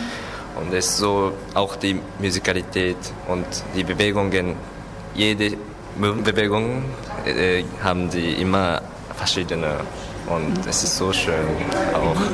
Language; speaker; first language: German; non-native, learner; Japanese